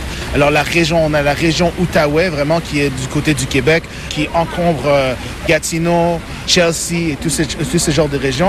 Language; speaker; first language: French; native; French